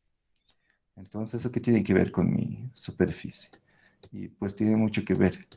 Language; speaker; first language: Spanish; native; Spanish